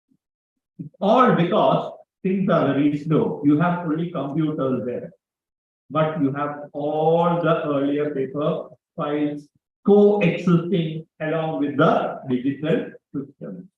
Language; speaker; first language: English; non-native, local second language; Malayalam